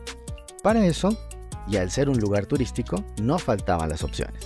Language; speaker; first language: Spanish; native; Spanish